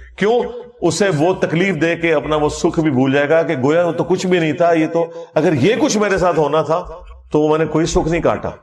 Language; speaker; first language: Urdu; non-native, local second language; Punjabi